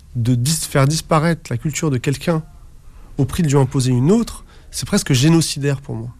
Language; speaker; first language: French; early bilingual, other home language; Arabic